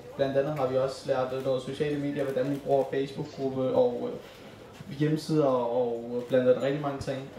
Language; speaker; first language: Danish; early bilingual, other home language; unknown